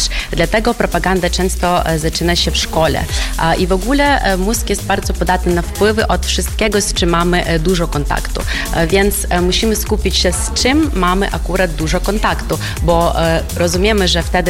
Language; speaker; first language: Polish; non-native, fluent; Ukrainian